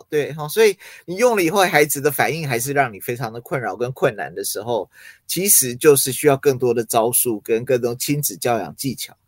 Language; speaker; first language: Chinese; early bilingual, other home language; English